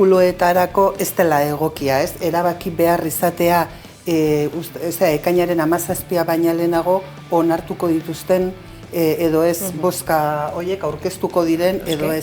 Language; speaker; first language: Basque; native; Basque